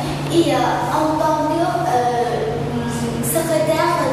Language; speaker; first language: French; non-native, fluent; Vietnamese